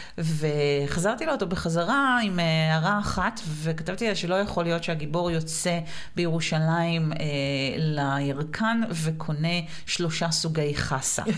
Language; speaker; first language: Hebrew; native; Hebrew